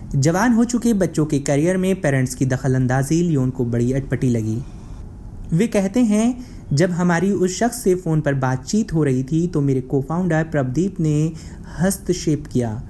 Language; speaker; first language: Hindi; native; Hindi